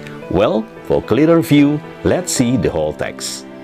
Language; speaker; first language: English; non-native, fluent; Indonesian